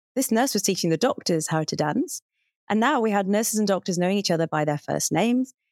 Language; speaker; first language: English; native; English